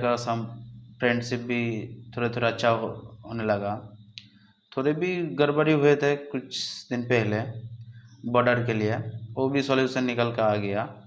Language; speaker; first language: Hindi; non-native, local second language; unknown